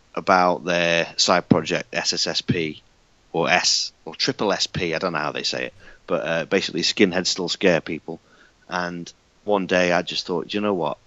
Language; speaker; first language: English; native; English